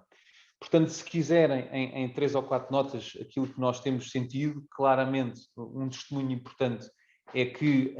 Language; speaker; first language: Portuguese; native; Portuguese